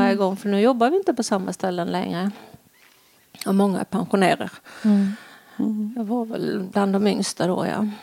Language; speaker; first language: Swedish; native; Swedish